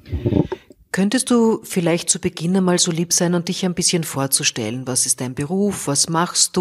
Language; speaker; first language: German; native; German